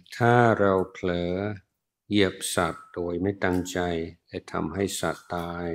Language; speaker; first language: Thai; non-native, fluent; English